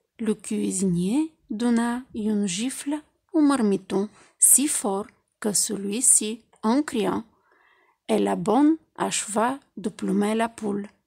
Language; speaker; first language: French; non-native, fluent; Bulgarian